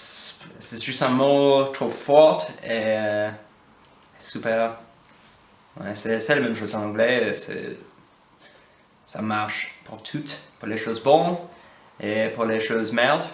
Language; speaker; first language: French; early bilingual, heritage; English